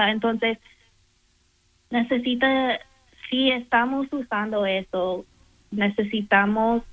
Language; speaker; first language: Spanish; non-native, fluent; English